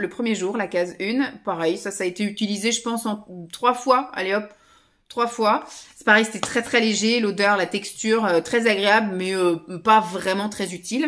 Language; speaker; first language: French; native; French